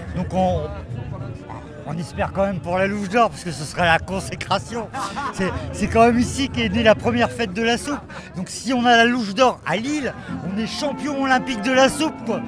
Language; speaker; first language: French; native; French